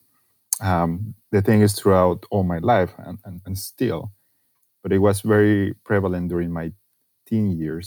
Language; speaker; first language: English; non-native, fluent; Spanish